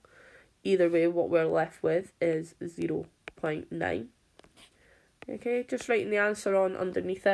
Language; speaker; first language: English; native; English